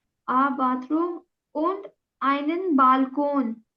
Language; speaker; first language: German; non-native, learner; Urdu